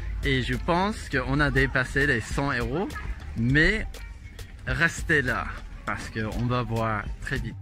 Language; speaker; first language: French; non-native, fluent; English